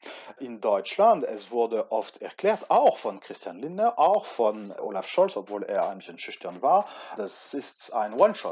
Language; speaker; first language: German; non-native, fluent; French